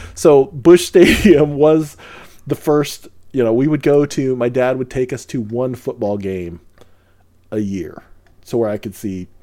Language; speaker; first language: English; early bilingual, other home language; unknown